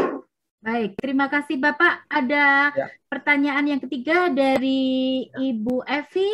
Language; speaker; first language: Indonesian; native; Indonesian